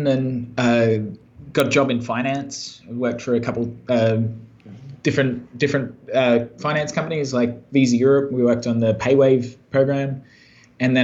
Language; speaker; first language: English; native; English